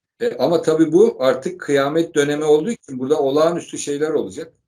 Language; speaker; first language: Turkish; native; Turkish